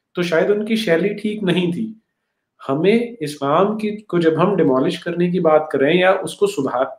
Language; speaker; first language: Hindi; native; Hindi